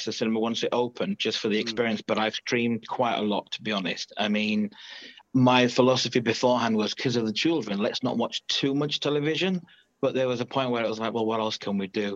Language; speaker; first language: English; native; English